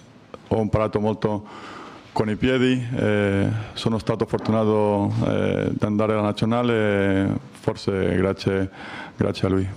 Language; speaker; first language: Italian; non-native, learner; Spanish